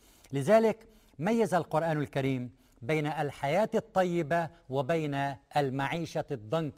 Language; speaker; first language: Arabic; native; Arabic